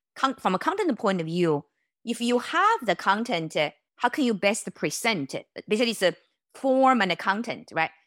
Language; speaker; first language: English; non-native, fluent; Chinese